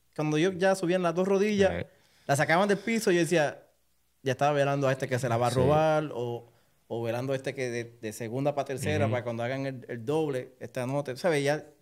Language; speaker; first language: Spanish; native; Spanish